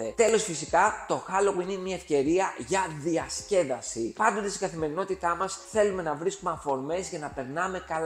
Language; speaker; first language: Greek; native; Greek